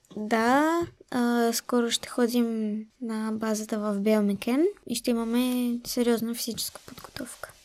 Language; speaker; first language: Bulgarian; early bilingual, heritage; Bulgarian